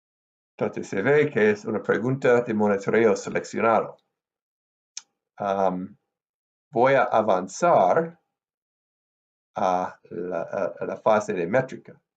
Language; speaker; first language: Spanish; non-native, fluent; English